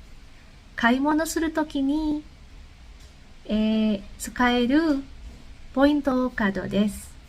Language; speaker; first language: Japanese; non-native, fluent; Indonesian